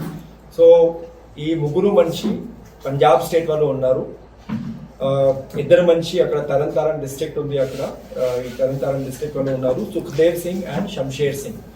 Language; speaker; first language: Telugu; non-native, local second language; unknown